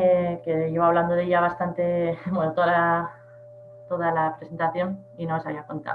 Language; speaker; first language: Spanish; native; Spanish